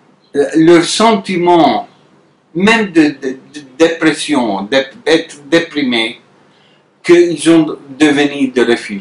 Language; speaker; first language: French; non-native, fluent; Arabic